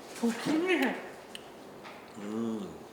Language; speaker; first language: Korean; non-native, learner; Japanese